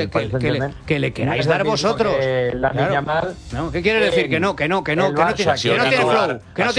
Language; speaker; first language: Spanish; native; Spanish